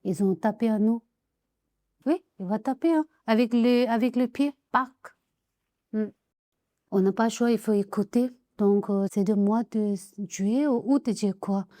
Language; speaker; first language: French; non-native, learner; Tibetan